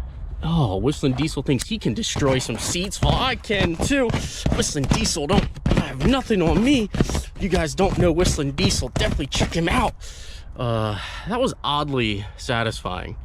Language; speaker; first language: English; native; English